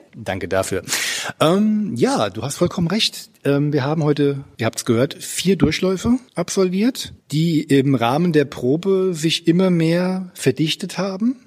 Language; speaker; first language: German; native; German